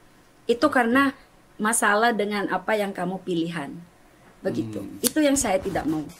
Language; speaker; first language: Indonesian; non-native, fluent; German